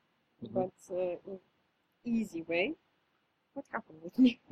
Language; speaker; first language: English; non-native, fluent; Serbian